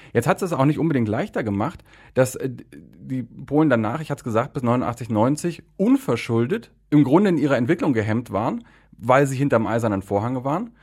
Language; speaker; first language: German; native; German